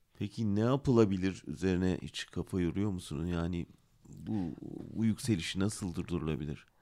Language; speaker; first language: Turkish; native; Turkish